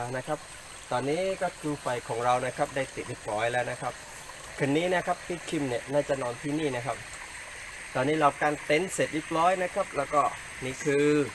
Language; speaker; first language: Thai; non-native, local second language; Pattani Malay